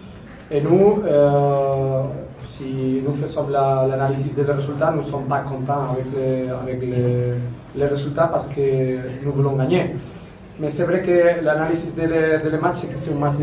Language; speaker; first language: French; non-native, learner; Spanish